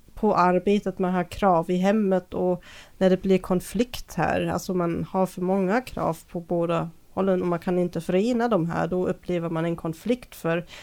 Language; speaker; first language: Swedish; non-native, fluent; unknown